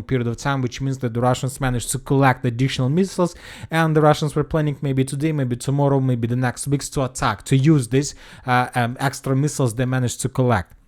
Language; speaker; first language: English; non-native, fluent; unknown